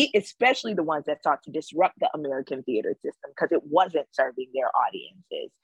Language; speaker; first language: English; native; English